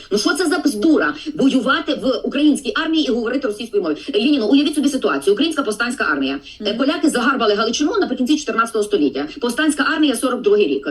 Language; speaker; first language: Ukrainian; native; Ukrainian